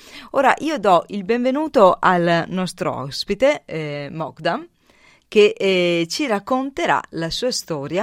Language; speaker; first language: Italian; native; Italian